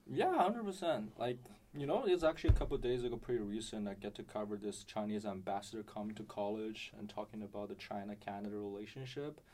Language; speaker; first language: English; non-native, fluent; Chinese